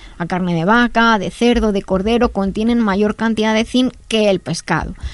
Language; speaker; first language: Spanish; native; Spanish